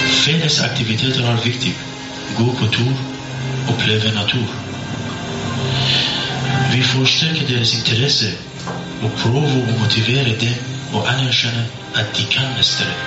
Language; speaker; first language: Norwegian; non-native, learner; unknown